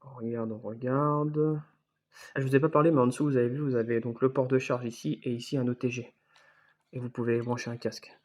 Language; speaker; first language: French; native; French